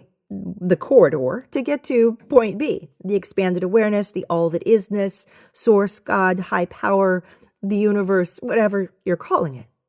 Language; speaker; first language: English; native; English